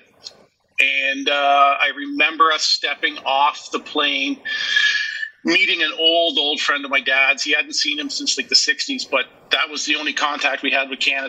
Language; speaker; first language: English; native; English